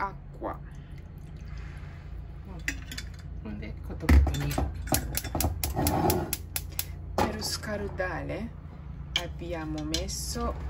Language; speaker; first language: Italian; non-native, learner; Japanese